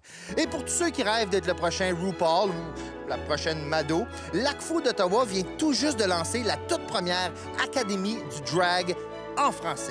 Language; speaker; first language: French; native; French